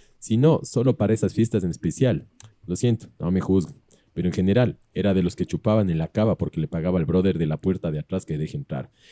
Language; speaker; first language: Spanish; native; Spanish